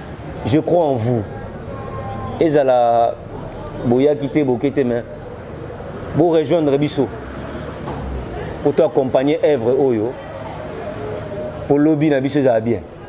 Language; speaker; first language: French; non-native, local second language; Lingala